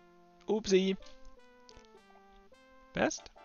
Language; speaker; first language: English; non-native, fluent; German